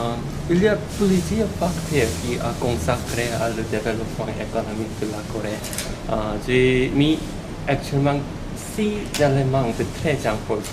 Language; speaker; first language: French; non-native, learner; Korean